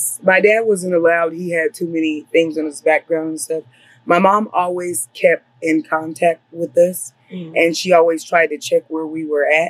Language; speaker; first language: English; native; English